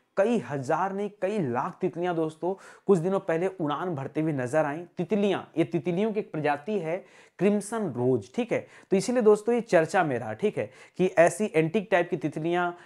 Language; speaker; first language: Hindi; native; Hindi